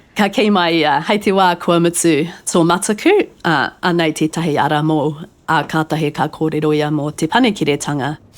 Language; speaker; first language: Māori; non-native, local second language; English